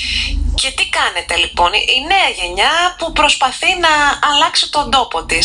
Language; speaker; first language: Greek; native; Greek